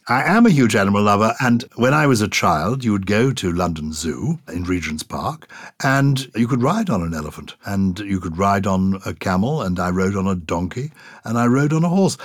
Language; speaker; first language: English; native; English